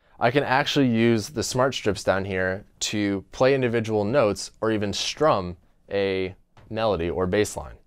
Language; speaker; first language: English; native; English